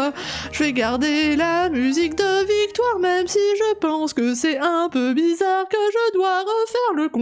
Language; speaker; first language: French; native; French